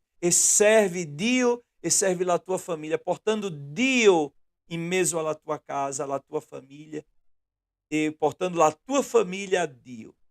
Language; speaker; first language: Italian; non-native, fluent; Portuguese